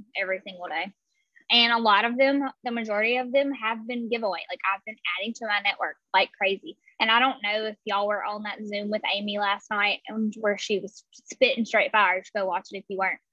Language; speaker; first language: English; native; English